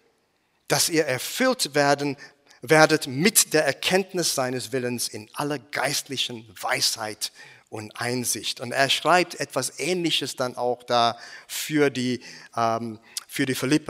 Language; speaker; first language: German; non-native, fluent; English